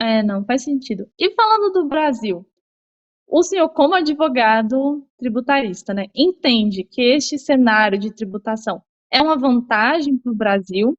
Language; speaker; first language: Portuguese; native; Portuguese